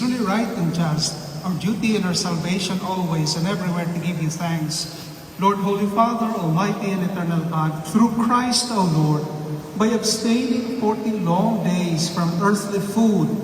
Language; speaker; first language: English; non-native, local second language; Filipino